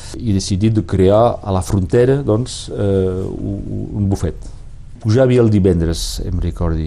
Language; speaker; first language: Catalan; non-native, local second language; French